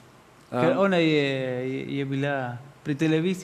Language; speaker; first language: Slovenian; non-native, learner; Spanish